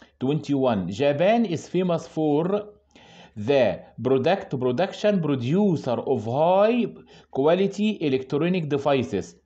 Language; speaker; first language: English; non-native, fluent; Arabic